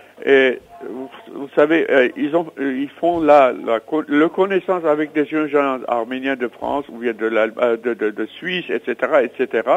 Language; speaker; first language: French; non-native, learner; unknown